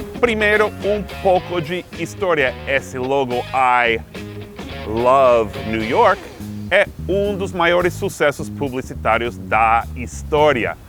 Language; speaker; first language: Portuguese; non-native, fluent; English